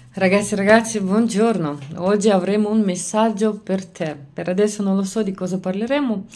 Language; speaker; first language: Italian; non-native, fluent; Lithuanian